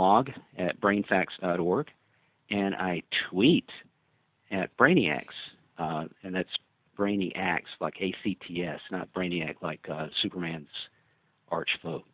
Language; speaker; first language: English; native; English